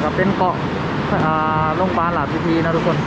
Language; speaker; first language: Thai; non-native, local second language; Northeastern Thai